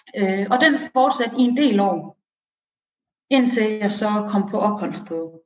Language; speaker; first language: Danish; early bilingual, other home language; Persian